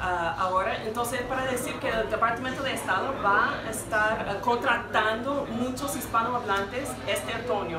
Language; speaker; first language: Spanish; non-native, fluent; English